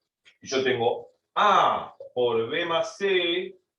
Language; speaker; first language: Spanish; native; Spanish